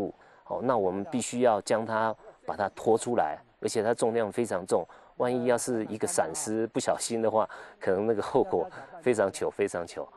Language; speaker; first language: Chinese; native; Chinese